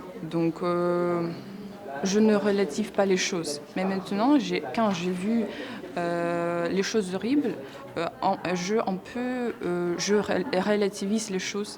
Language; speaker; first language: French; non-native, fluent; Ukrainian